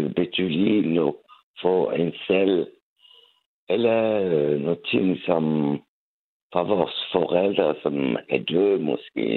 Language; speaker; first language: Danish; non-native, fluent; French